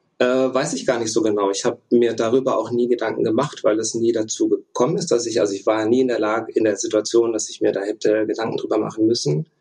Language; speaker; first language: German; early bilingual, other home language; Russian